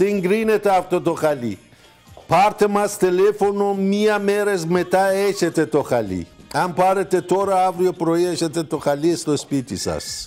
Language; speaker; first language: Greek; non-native, fluent; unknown